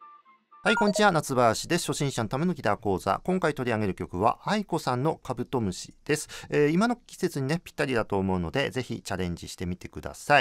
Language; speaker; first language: Japanese; native; Japanese